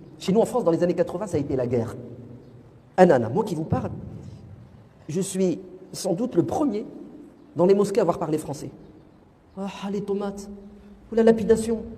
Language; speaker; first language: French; early bilingual, other home language; Kabyle